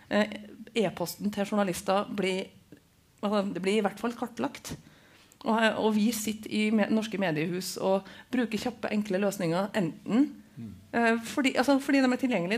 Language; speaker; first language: Norwegian; native; Norwegian